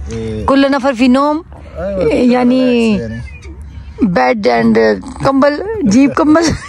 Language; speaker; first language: Arabic; non-native, learner; Urdu